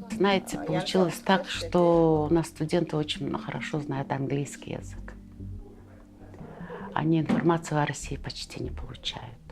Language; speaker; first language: Russian; non-native, fluent; Mongolian